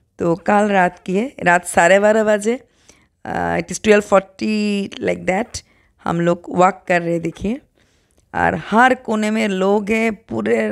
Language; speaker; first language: Hindi; non-native, local second language; Bangla